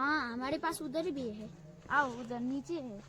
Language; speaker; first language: Hindi; non-native, local second language; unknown